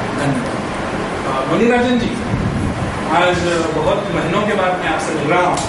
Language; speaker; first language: Hindi; non-native, local second language; Marathi